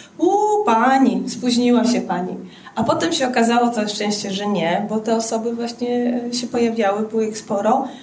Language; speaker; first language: Polish; native; Polish